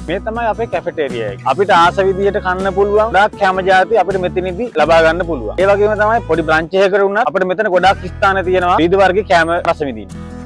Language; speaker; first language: Sinhala; native; Sinhala